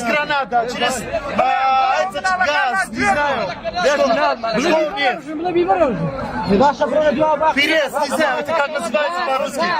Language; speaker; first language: Russian; non-native, learner; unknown